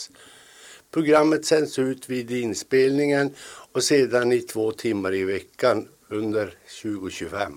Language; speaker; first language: Swedish; native; Swedish